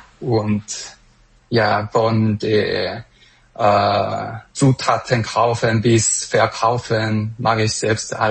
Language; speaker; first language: German; non-native, fluent; Korean